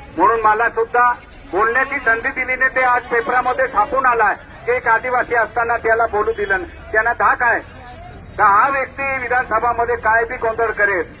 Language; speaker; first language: Marathi; non-native, local second language; Bhili